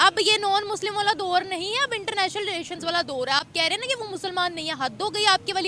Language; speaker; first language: Hindi; native; Hindi